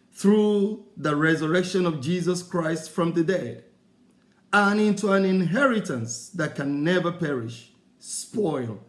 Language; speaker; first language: English; non-native, local second language; Yoruba